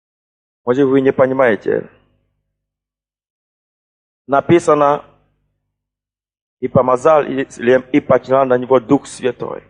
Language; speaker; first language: Russian; non-native, fluent; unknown